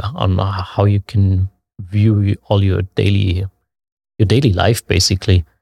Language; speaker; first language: English; non-native, fluent; German